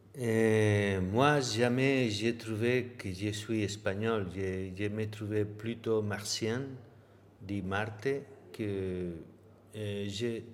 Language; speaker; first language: French; non-native, learner; Spanish